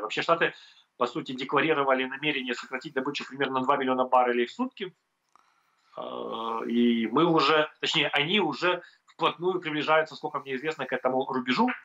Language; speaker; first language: Russian; native; Russian